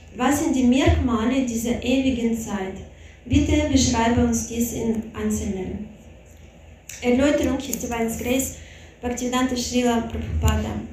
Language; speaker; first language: German; non-native, fluent; Russian